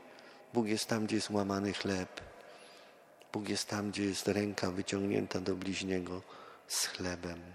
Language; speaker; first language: Polish; native; Polish